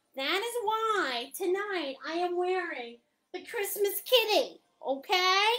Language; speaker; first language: English; native; English